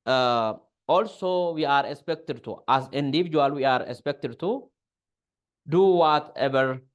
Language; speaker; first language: English; non-native, local second language; Amharic